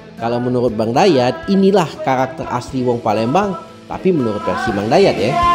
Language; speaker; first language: Indonesian; native; Indonesian